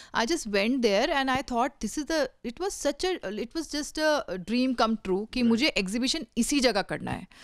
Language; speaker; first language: Hindi; native; Hindi